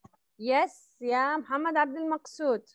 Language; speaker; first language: English; non-native, fluent; Arabic